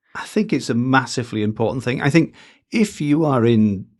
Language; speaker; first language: English; native; English